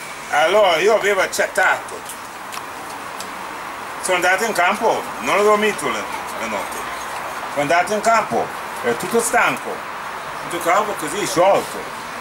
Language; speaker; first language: Italian; non-native, fluent; English